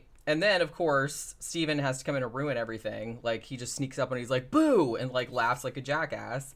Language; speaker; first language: English; native; English